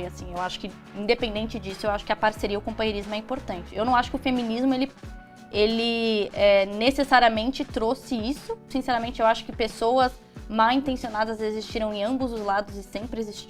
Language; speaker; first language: Portuguese; native; Portuguese